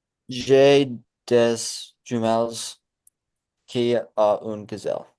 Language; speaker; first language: French; non-native, learner; English